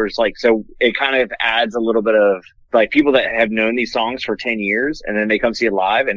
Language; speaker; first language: English; native; English